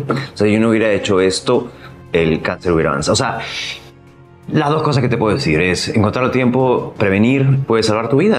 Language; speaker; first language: Spanish; native; Spanish